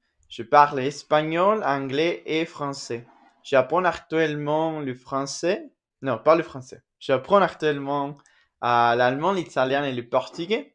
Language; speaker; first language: French; non-native, fluent; Spanish